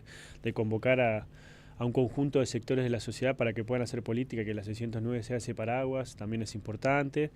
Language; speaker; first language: Spanish; native; Spanish